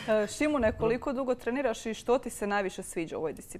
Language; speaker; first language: Croatian; native; Croatian